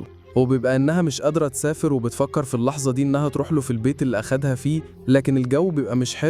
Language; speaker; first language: Arabic; native; Arabic